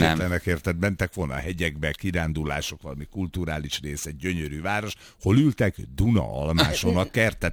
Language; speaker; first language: Hungarian; native; Hungarian